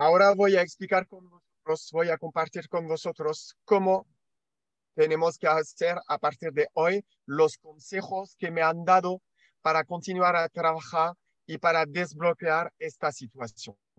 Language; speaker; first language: Spanish; non-native, learner; French